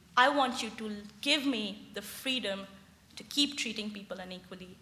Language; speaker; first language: English; non-native, local second language; Hindi